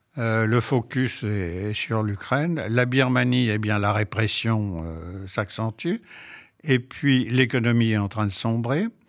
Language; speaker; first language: French; native; French